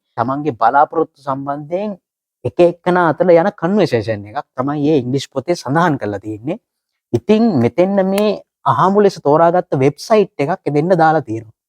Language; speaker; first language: Sinhala; native; Sinhala